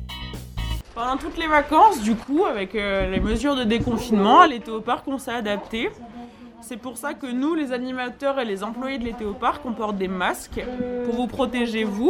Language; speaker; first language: French; native; French